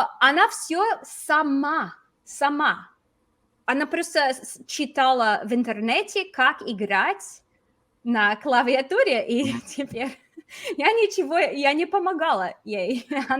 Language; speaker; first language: Russian; non-native, fluent; English